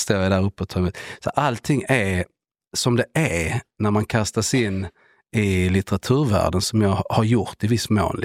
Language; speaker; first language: Swedish; native; Swedish